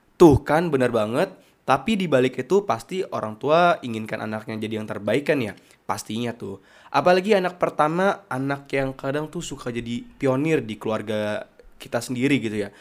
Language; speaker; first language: Indonesian; native; Indonesian